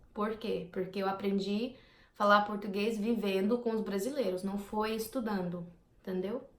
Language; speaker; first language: Portuguese; non-native, fluent; English